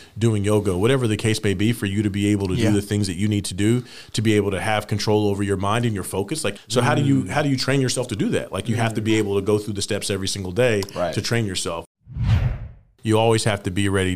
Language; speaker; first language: English; native; English